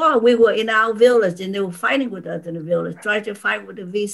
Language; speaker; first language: English; non-native, fluent; Vietnamese